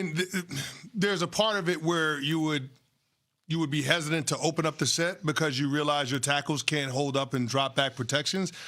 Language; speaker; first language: English; native; English